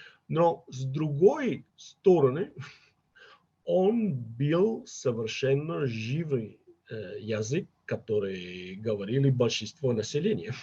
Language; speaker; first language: Russian; non-native, fluent; Catalan